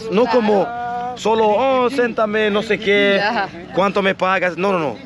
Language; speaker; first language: Spanish; non-native, learner; Swedish